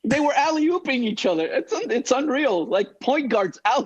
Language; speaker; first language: English; native; English